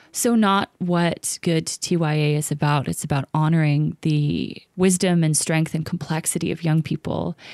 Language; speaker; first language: English; native; English